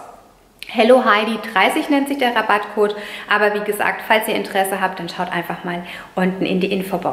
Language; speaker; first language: German; native; German